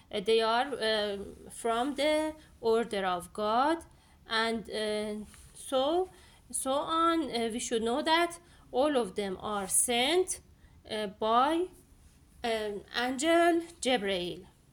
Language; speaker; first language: English; non-native, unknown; Persian